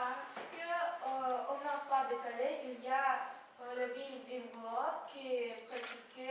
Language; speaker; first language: French; non-native, learner; Ukrainian